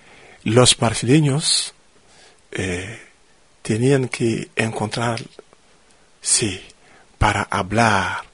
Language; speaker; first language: Spanish; non-native, fluent; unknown